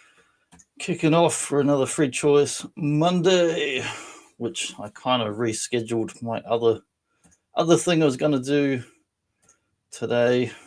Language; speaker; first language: English; native; English